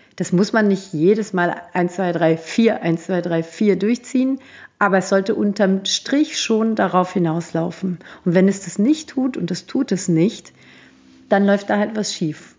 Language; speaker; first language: German; early bilingual, other home language; Turkish